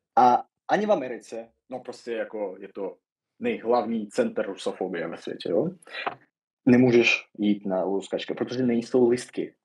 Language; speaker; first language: Czech; non-native, fluent; Russian